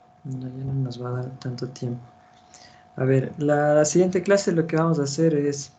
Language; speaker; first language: Spanish; native; Spanish